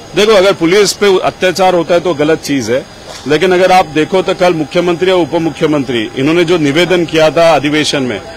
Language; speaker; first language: Hindi; non-native, local second language; Marathi